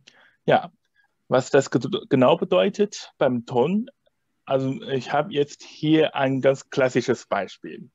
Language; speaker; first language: German; non-native, fluent; Chinese